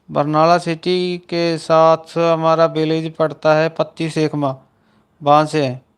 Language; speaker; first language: Hindi; non-native, local second language; Punjabi